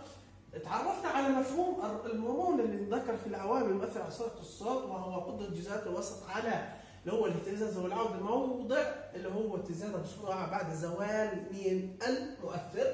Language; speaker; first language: Arabic; native; Arabic